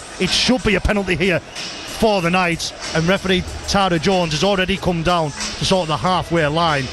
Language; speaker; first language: English; native; English